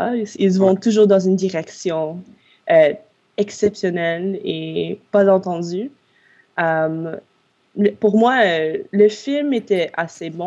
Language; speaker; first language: French; non-native, local second language; English